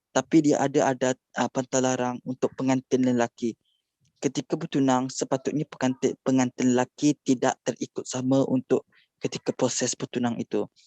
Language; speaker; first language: Malay; native; Malay